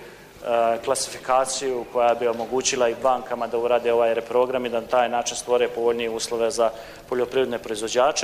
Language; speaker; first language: Croatian; native; Croatian